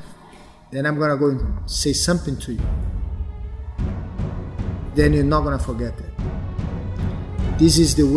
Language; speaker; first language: English; non-native, fluent; Portuguese